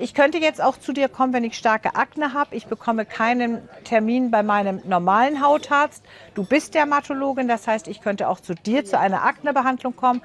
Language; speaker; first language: German; native; German